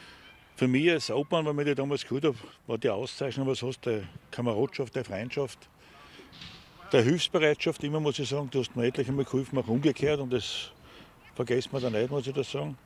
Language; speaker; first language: German; native; German